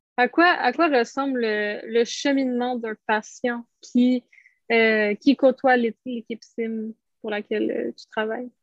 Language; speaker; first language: French; native; French